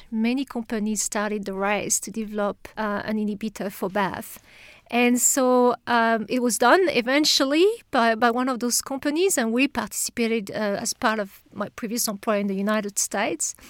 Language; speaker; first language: English; non-native, fluent; French